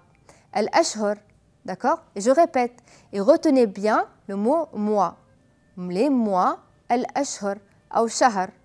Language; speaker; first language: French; non-native, fluent; Arabic